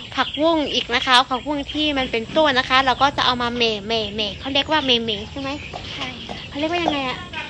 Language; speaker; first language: Thai; non-native, local second language; Shan